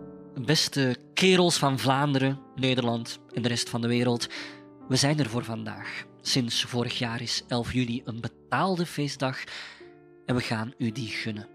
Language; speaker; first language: Dutch; native; Dutch